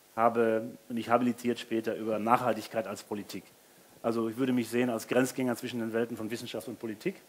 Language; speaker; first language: German; native; German